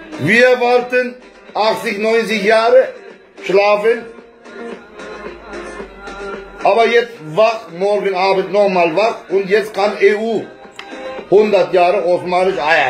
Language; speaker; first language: German; non-native, learner; Turkish